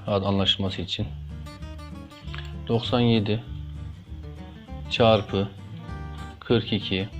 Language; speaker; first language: Turkish; native; Turkish